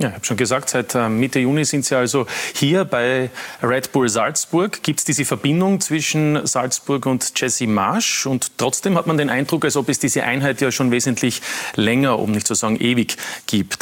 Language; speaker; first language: German; native; German